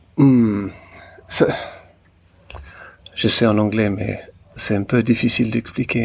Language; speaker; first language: French; non-native, learner; English